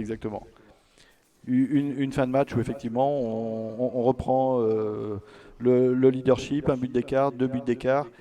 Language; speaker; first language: French; native; French